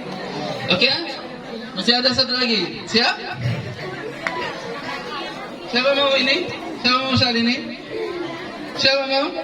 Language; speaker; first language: Indonesian; non-native, learner; Arabic